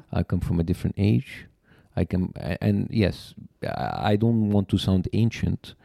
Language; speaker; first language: English; non-native, fluent; Arabic